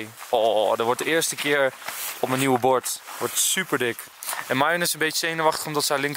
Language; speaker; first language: Dutch; native; Dutch